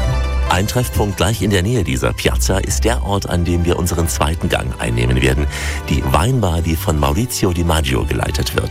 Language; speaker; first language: German; native; German